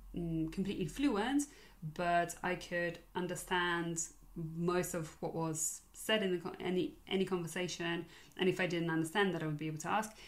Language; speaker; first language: English; non-native, fluent; Polish